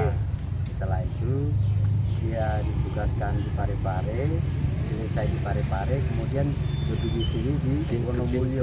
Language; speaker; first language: Indonesian; non-native, local second language; Javanese